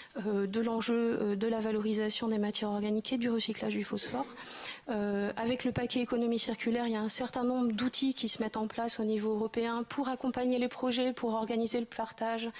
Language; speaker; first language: French; native; French